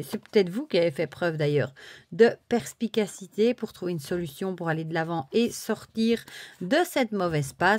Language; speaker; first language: French; native; French